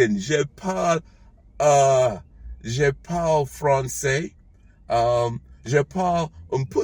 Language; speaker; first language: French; non-native, learner; English